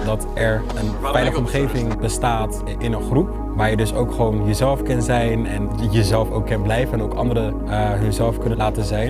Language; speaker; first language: Dutch; native; Dutch